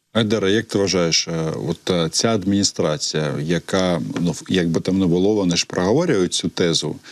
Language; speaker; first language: Ukrainian; native; Ukrainian